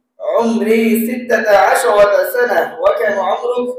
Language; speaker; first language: Arabic; non-native, learner; Bangla